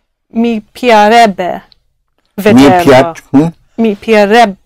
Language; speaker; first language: Italian; non-native, learner; English